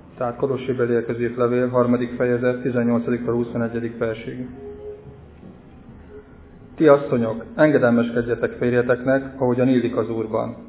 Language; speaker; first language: Hungarian; native; Hungarian